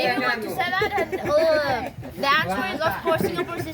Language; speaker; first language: English; non-native, learner; Indonesian